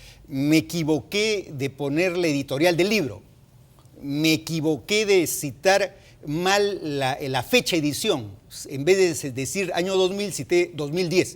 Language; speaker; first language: Spanish; native; Spanish